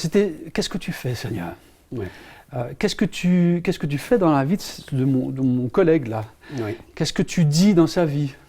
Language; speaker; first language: French; native; French